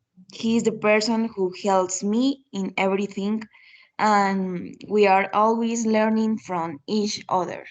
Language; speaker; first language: English; non-native, learner; Spanish